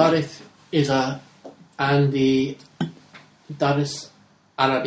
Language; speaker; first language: Arabic; non-native, learner; English